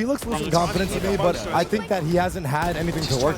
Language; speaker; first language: English; native; English